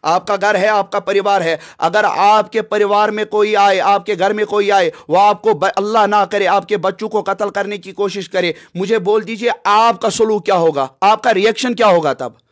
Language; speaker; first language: Hindi; non-native, local second language; Kashmiri